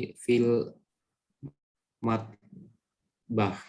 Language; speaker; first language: Arabic; non-native, learner; Indonesian